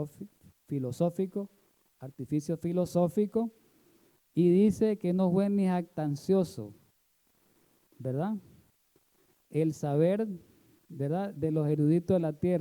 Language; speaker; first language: Spanish; native; Spanish